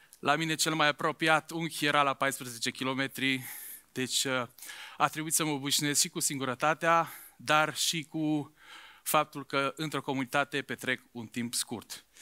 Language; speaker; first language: Romanian; non-native, local second language; Hungarian